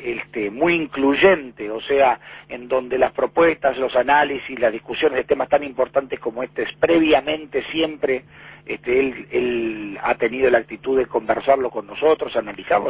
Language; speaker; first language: Spanish; native; Spanish